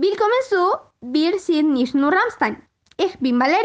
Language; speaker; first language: German; non-native, learner; Spanish